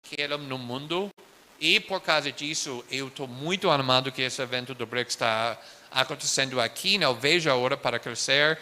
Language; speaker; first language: Portuguese; non-native, fluent; English